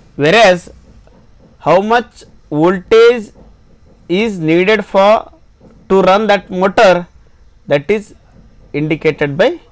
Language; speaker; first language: English; non-native, local second language; Kannada